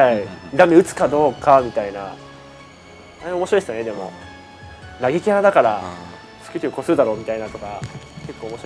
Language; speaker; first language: Japanese; native; Japanese